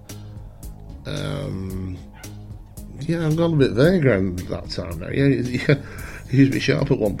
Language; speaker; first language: English; native; English